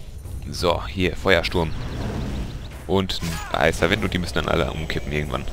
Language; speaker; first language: German; native; German